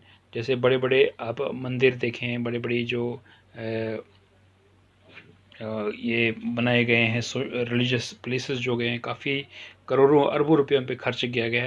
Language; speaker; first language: Hindi; non-native, local second language; Kashmiri